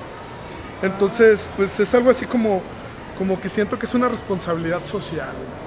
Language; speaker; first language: Spanish; native; Spanish